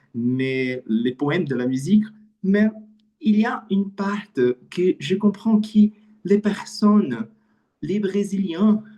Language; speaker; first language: French; non-native, learner; Portuguese